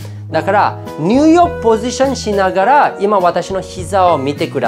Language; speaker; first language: Japanese; non-native, fluent; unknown